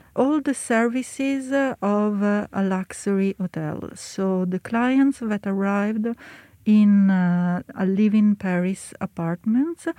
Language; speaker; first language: English; non-native, fluent; Italian